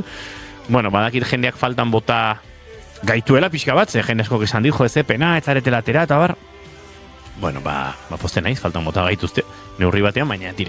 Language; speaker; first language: Basque; native; Basque